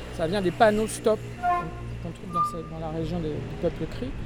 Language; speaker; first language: French; native; French